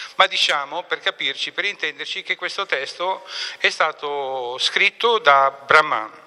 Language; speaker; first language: Italian; native; Italian